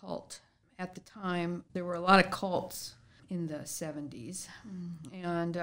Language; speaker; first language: English; native; English